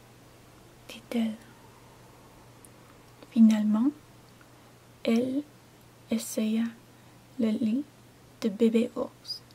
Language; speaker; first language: French; non-native, learner; English